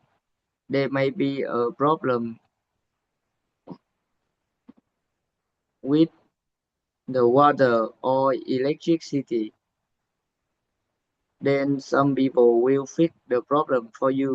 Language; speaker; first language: English; non-native, learner; Vietnamese